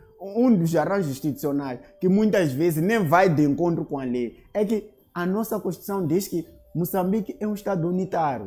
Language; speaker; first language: Portuguese; native; Portuguese